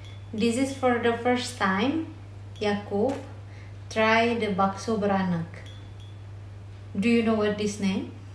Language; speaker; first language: English; non-native, learner; Indonesian